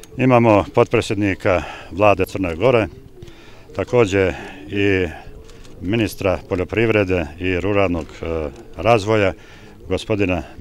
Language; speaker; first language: Bosnian; non-native, local second language; Albanian